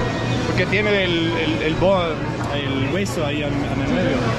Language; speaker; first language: Spanish; non-native, fluent; Danish